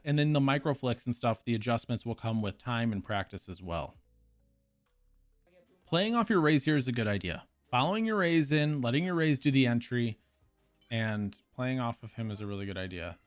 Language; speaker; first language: English; native; English